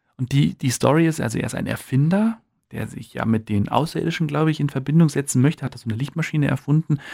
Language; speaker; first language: German; native; German